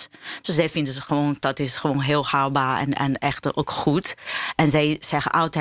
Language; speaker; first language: Dutch; non-native, fluent; Chinese